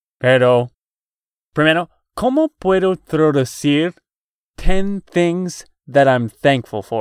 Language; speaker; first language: Spanish; non-native, fluent; English